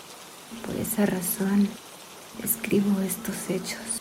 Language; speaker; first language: Spanish; native; Spanish